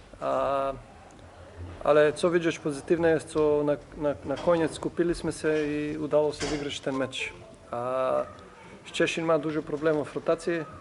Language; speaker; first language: Polish; non-native, learner; Macedonian